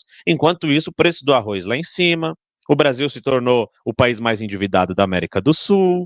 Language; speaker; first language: Portuguese; native; Portuguese